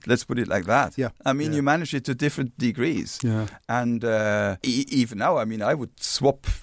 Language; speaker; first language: English; non-native, fluent; German